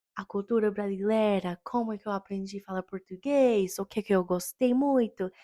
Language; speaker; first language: Portuguese; non-native, fluent; English